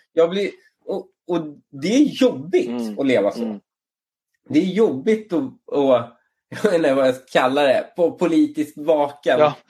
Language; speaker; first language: Swedish; early bilingual, other home language; Persian